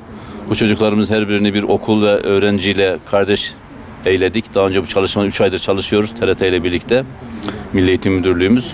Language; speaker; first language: Turkish; native; Turkish